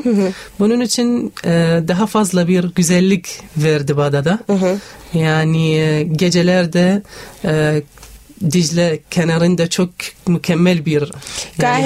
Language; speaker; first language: Turkish; non-native, learner; Arabic